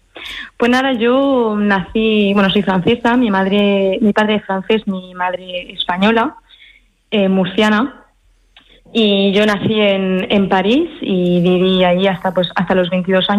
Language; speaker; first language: Spanish; early bilingual, heritage; French